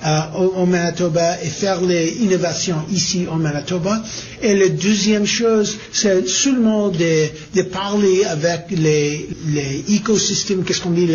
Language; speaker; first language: French; non-native, learner; English